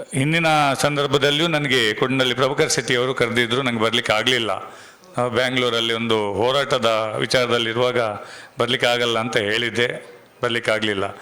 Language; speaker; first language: Kannada; non-native, local second language; Tulu